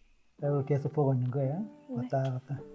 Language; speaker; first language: Korean; native; Korean